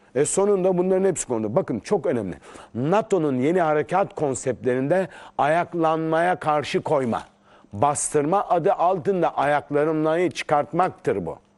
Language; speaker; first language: Turkish; native; Turkish